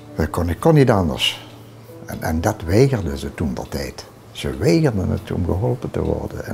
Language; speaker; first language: Dutch; non-native, local second language; Limburgish